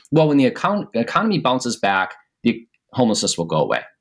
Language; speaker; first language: English; native; English